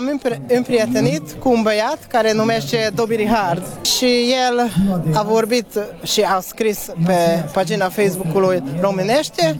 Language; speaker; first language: Romanian; non-native, local second language; Hungarian